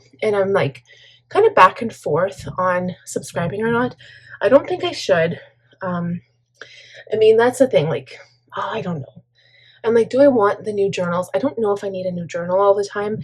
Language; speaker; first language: English; native; English